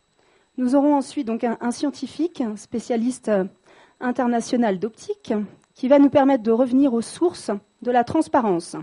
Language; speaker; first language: French; native; French